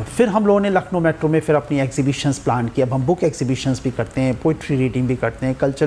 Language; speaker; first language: Hindi; native; Hindi